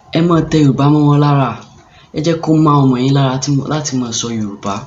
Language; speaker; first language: Yoruba; non-native, fluent; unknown